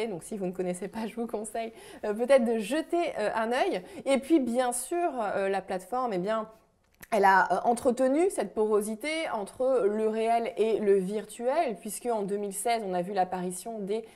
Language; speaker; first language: French; native; French